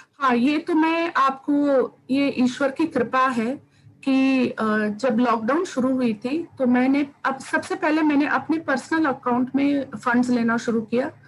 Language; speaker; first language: Hindi; non-native, local second language; Tamil